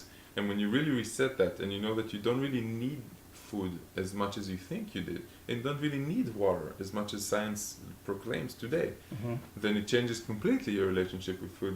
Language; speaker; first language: English; non-native, fluent; Hebrew